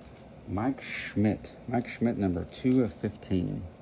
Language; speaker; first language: English; native; English